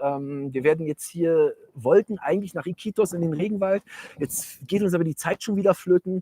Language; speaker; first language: German; native; German